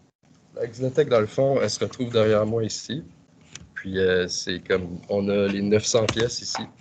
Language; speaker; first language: French; native; French